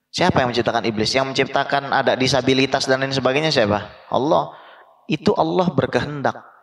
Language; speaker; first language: Indonesian; native; Indonesian